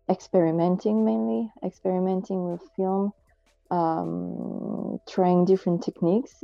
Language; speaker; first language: English; non-native, fluent; French